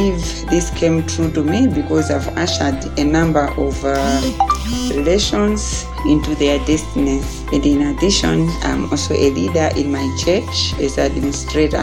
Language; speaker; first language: English; non-native, local second language; Nyanja